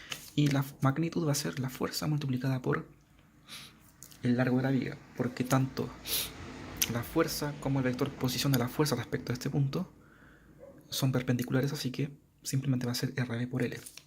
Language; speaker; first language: Spanish; native; Spanish